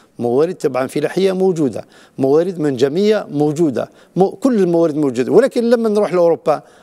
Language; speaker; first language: Arabic; native; Arabic